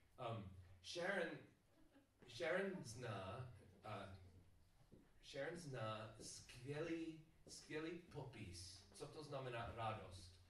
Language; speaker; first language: Czech; non-native, learner; English